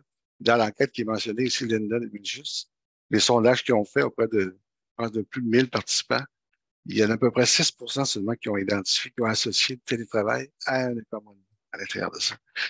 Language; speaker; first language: French; native; French